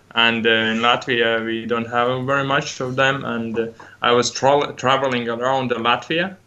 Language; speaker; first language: English; non-native, learner; Latvian